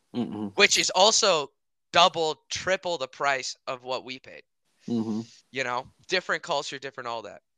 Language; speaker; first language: English; early bilingual, other home language; Hindi